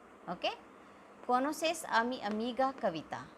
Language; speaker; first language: Spanish; non-native, fluent; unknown